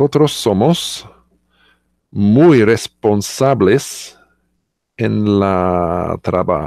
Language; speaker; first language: Spanish; non-native, learner; English